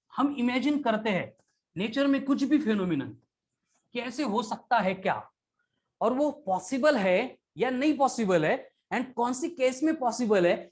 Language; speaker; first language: Hindi; non-native, local second language; Marathi